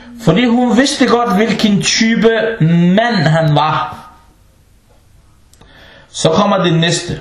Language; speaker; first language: Danish; non-native, local second language; Arabic